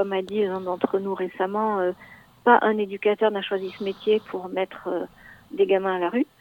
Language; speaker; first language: French; native; French